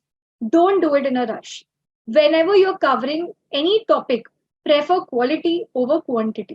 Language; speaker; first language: English; non-native, local second language; Hindi